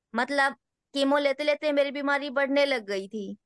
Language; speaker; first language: Hindi; native; Hindi